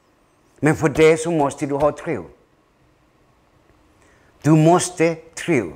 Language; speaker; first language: Swedish; non-native, fluent; Spanish